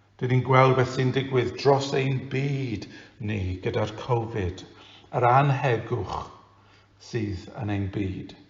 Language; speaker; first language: Welsh; non-native, local second language; English